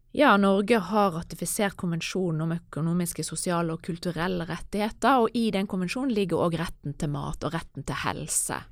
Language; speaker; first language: Norwegian; native; Norwegian